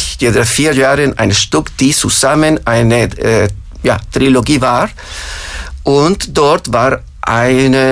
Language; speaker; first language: German; non-native, fluent; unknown